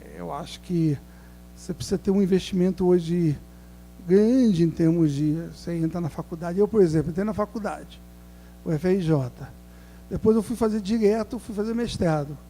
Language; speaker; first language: Portuguese; native; Portuguese